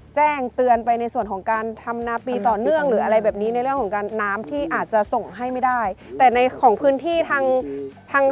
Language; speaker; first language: Thai; native; Thai